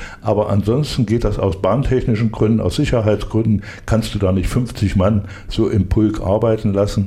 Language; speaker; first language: German; native; German